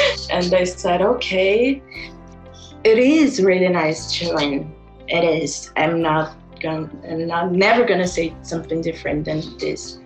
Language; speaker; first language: English; non-native, fluent; Portuguese